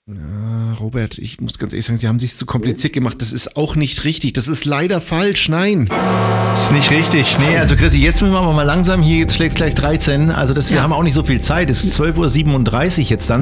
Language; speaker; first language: German; native; German